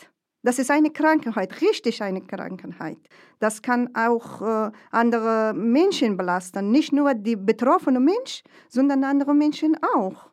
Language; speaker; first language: German; non-native, fluent; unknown